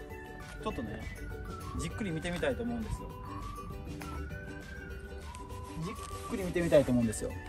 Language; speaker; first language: Japanese; native; Japanese